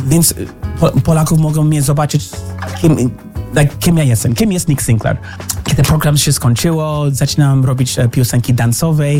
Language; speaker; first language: Polish; non-native, learner; English